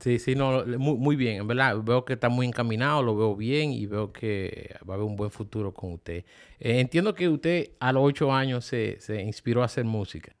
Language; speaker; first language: Spanish; early bilingual, heritage; Spanish